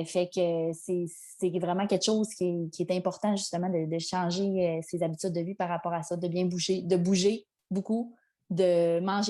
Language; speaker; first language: French; native; French